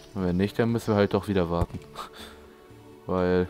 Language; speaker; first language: German; native; German